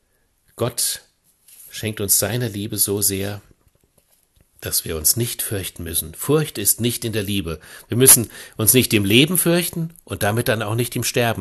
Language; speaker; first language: German; native; German